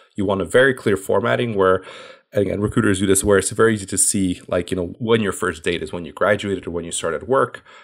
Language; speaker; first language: English; non-native, fluent; Hungarian